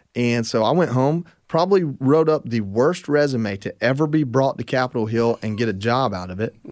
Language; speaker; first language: English; native; English